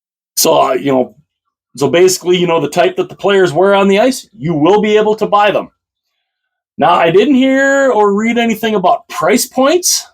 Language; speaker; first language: English; native; English